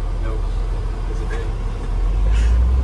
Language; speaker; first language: English; native; English